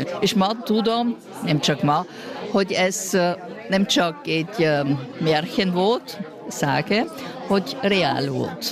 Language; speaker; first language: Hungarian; early bilingual, heritage; Hungarian